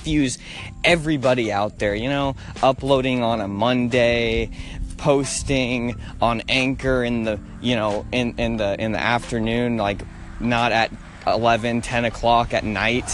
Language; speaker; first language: English; native; English